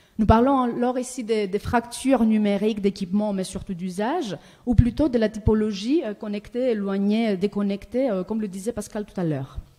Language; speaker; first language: French; non-native, fluent; Greek